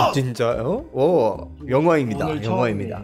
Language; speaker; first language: Korean; non-native, fluent; Spanish